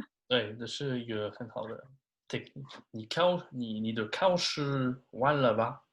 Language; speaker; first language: Chinese; non-native, learner; French